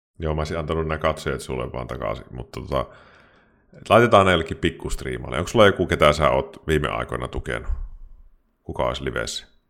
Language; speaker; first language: Finnish; native; Finnish